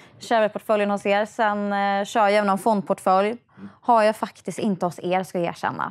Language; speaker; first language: Swedish; native; Swedish